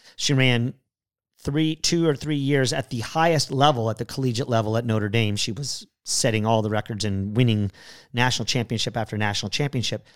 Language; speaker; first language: English; native; English